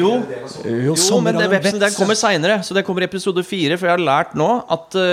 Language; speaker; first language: Norwegian; native; Norwegian